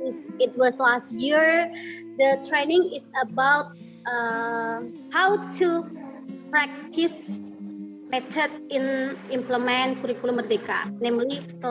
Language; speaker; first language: English; non-native, learner; Indonesian